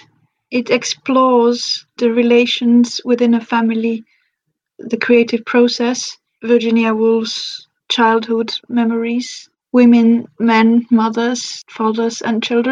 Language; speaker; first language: English; non-native, fluent; Finnish